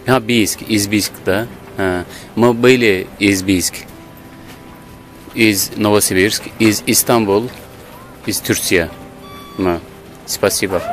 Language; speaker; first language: Russian; non-native, learner; Turkish